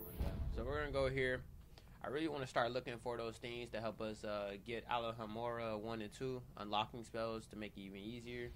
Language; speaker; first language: English; native; English